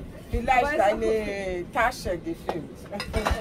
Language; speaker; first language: German; non-native, learner; Nigerian Pidgin